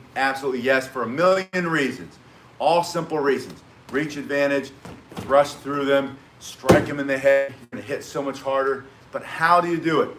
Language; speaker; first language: English; native; English